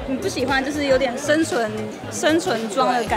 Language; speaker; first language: Chinese; native; Chinese